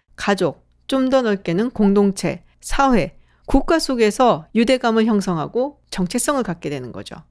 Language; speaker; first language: Korean; native; Korean